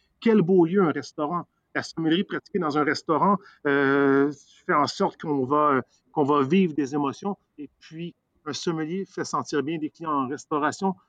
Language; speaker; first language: French; native; French